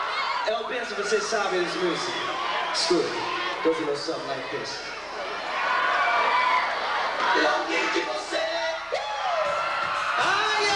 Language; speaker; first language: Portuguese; non-native, learner; English